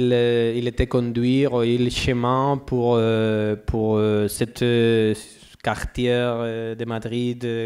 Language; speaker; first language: French; non-native, learner; Spanish